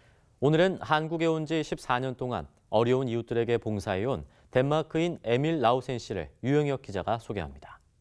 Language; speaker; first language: Korean; native; Korean